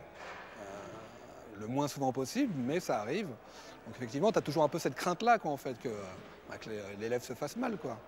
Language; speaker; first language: French; native; French